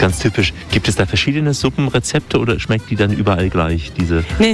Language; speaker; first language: German; native; German